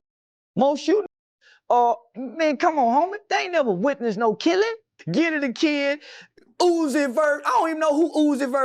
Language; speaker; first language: English; native; English